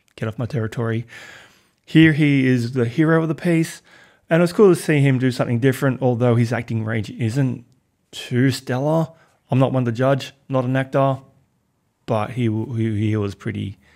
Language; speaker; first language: English; native; English